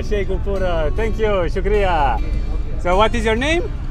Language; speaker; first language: English; non-native, fluent; Romanian